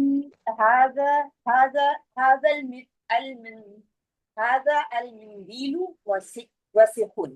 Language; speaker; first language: Arabic; non-native, learner; Urdu